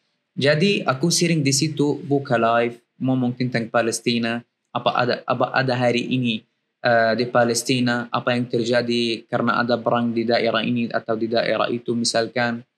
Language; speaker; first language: Indonesian; non-native, learner; Arabic